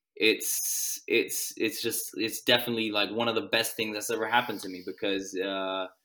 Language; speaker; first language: English; non-native, fluent; Swedish